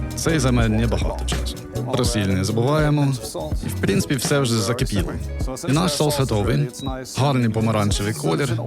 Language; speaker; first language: Ukrainian; non-native, fluent; English